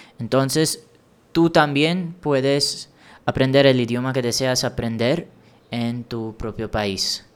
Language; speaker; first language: Spanish; non-native, fluent; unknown